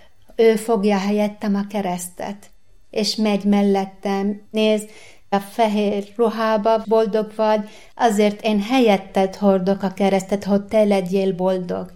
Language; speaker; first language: Hungarian; non-native, learner; Arabic